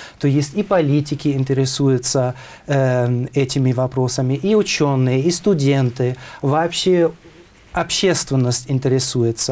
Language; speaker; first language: Russian; non-native, fluent; German